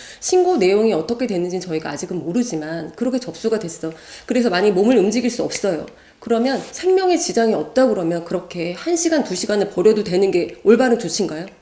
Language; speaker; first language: Korean; native; Korean